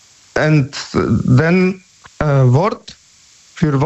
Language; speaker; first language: German; non-native, learner; Polish